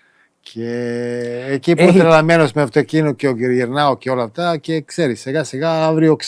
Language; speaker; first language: Greek; non-native, fluent; Serbian